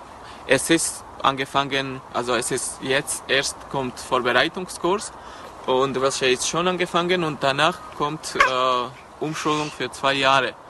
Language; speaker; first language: German; non-native, learner; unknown